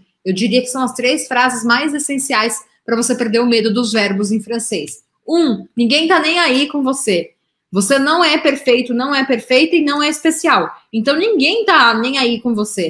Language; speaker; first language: Portuguese; native; Portuguese